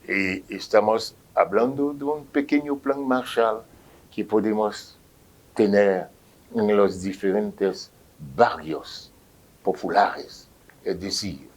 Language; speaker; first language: Spanish; non-native, fluent; French